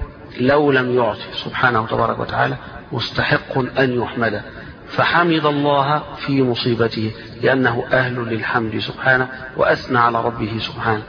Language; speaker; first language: Arabic; native; Arabic